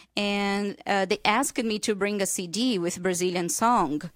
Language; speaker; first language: English; non-native, fluent; Portuguese